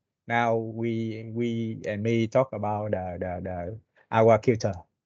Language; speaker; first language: English; non-native, learner; Vietnamese